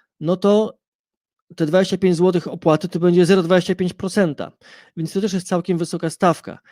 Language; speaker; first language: Polish; native; Polish